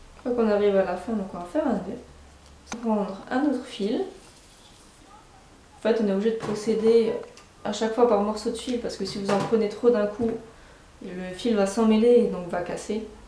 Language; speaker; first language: French; native; French